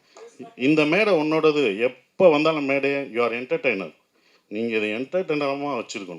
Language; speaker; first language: Tamil; native; Tamil